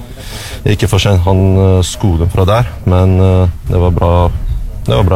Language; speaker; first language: Norwegian; non-native, learner; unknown